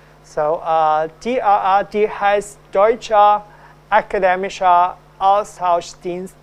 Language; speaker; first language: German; non-native, fluent; Cantonese